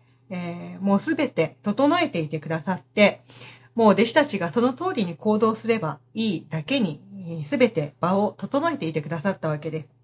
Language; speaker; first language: Japanese; native; Japanese